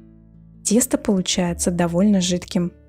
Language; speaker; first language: Russian; native; Russian